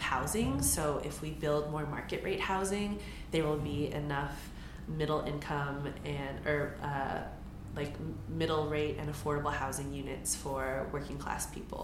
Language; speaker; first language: English; native; English